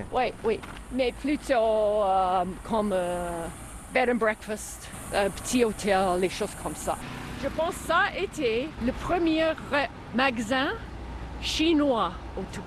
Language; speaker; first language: French; non-native, fluent; English